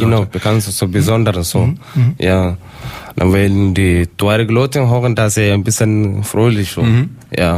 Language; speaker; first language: German; non-native, learner; Tamasheq